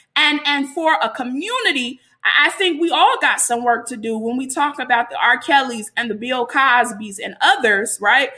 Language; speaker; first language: English; native; English